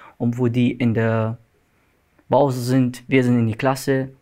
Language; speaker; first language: German; non-native, learner; Arabic